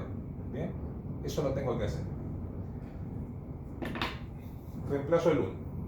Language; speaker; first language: Spanish; native; Spanish